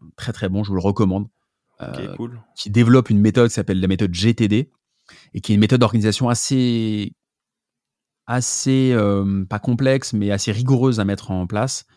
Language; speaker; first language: French; native; French